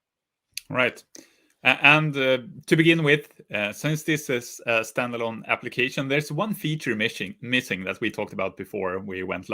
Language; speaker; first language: English; non-native, fluent; Swedish